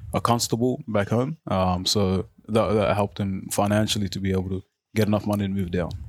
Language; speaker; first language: English; non-native, local second language; Arabic